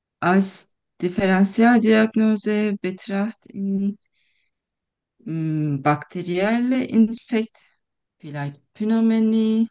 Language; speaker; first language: German; non-native, fluent; Turkish